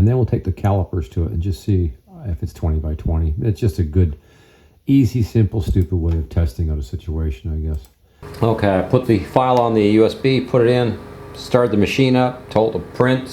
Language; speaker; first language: English; native; English